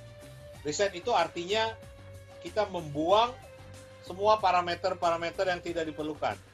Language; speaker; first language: Indonesian; native; Indonesian